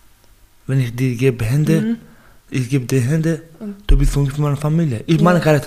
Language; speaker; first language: German; non-native, learner; Baluchi